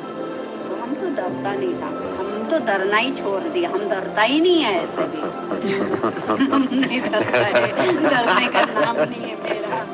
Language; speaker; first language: Hindi; non-native, local second language; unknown